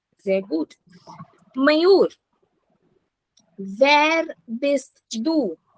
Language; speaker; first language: German; non-native, fluent; Hindi